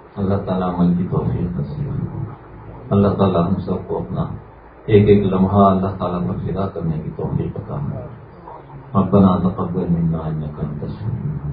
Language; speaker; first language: Urdu; native; Urdu